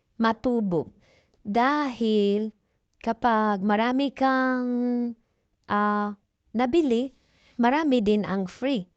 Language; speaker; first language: Filipino; non-native, local second language; Cebuano